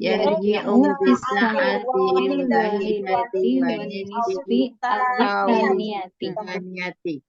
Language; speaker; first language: Arabic; non-native, learner; Indonesian